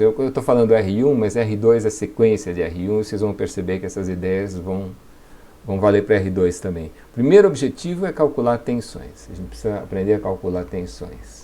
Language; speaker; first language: Portuguese; native; Portuguese